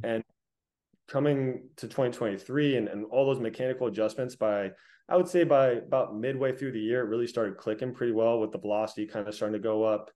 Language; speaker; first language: English; native; English